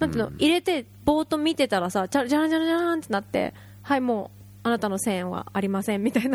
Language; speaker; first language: Japanese; native; Japanese